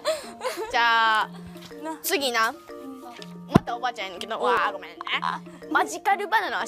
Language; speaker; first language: Japanese; native; Japanese